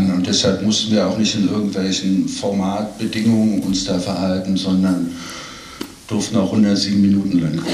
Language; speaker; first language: German; native; German